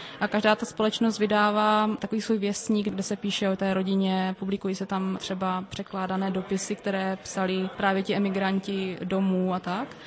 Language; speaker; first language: Czech; native; Czech